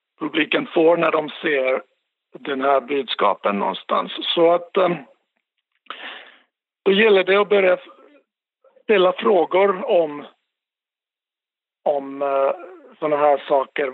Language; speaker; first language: Swedish; non-native, local second language; Finnish